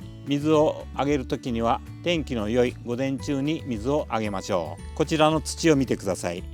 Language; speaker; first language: Japanese; native; Japanese